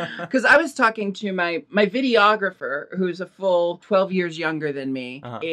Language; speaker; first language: English; native; English